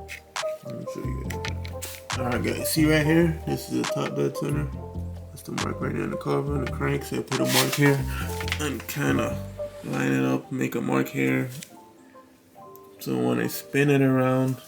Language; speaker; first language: English; native; English